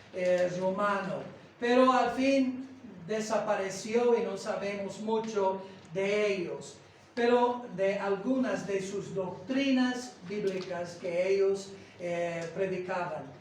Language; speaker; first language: Spanish; non-native, fluent; English